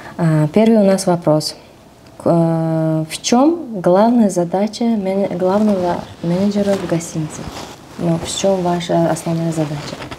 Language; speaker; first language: Russian; non-native, local second language; Uzbek